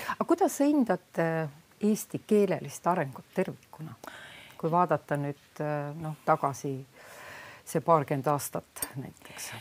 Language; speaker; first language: Estonian; native; Estonian